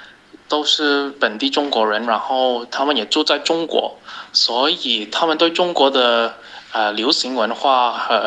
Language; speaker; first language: Chinese; non-native, fluent; English